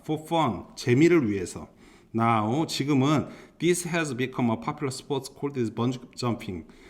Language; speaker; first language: English; non-native, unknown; Korean